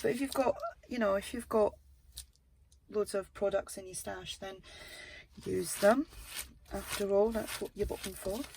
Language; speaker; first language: English; native; English